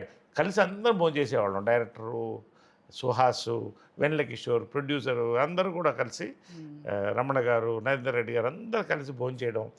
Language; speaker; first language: Telugu; native; Telugu